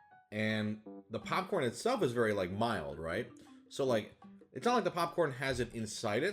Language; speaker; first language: English; native; English